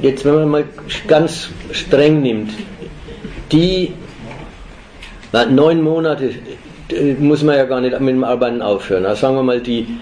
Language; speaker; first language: German; native; German